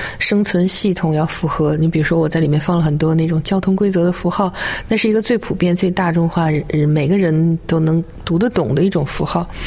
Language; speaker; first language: Chinese; native; Chinese